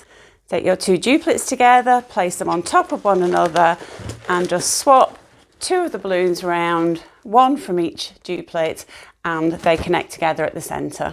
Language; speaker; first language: English; native; English